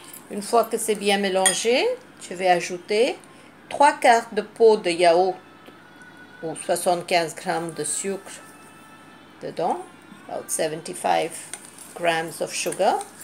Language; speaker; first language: French; non-native, fluent; Hindi